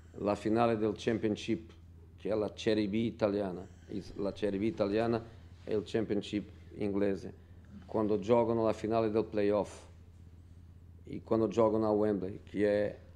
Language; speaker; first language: Italian; non-native, fluent; Portuguese